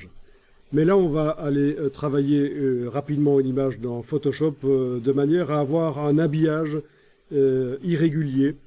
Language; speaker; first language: French; native; French